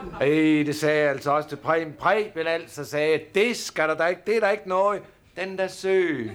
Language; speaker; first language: Danish; native; Danish